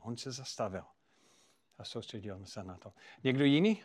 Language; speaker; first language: Czech; non-native, fluent; English